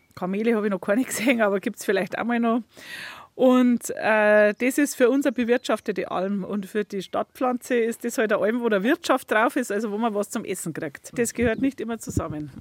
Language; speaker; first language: German; native; German